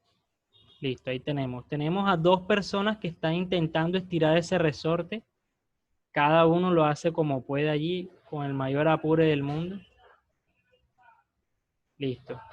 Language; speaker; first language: Spanish; native; Spanish